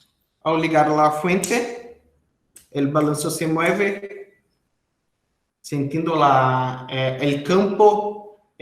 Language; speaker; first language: Spanish; non-native, fluent; Portuguese